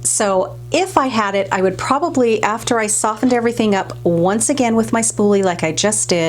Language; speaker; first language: English; native; English